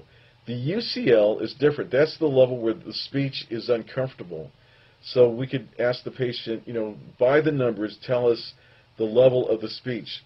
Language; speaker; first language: English; native; English